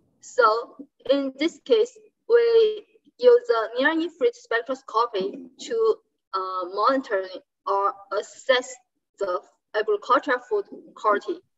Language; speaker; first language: English; non-native, fluent; Chinese